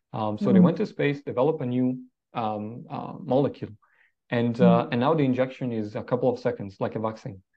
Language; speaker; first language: English; non-native, fluent; Italian